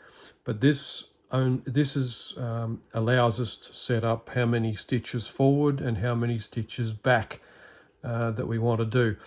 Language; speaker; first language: English; native; English